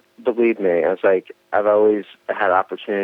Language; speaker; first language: English; native; English